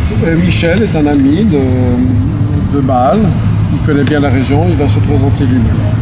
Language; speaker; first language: French; native; French